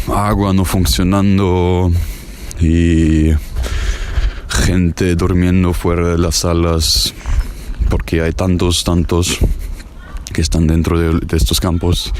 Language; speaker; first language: Spanish; non-native, fluent; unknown